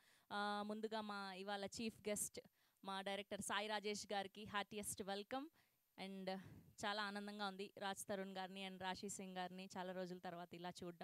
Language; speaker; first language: Telugu; native; Telugu